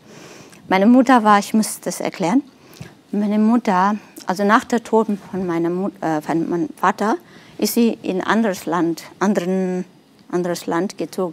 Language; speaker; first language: German; non-native, fluent; Nepali